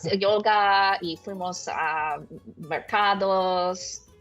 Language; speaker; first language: Spanish; non-native, learner; English